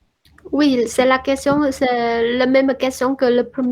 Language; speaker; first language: French; non-native, fluent; Vietnamese